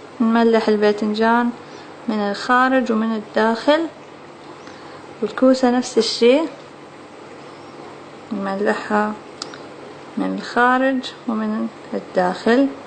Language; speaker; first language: Arabic; native; Arabic